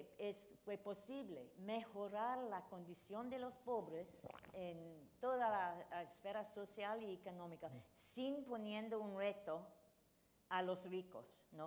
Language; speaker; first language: Spanish; non-native, fluent; English